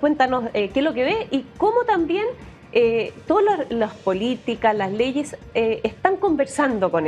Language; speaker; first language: Spanish; native; Spanish